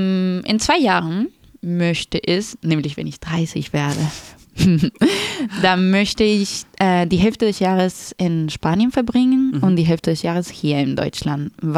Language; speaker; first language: German; non-native, fluent; Spanish